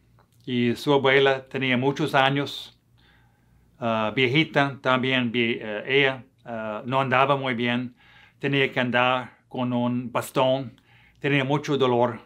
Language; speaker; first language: Spanish; non-native, fluent; English